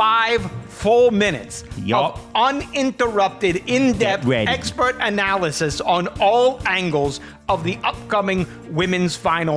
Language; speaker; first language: English; native; English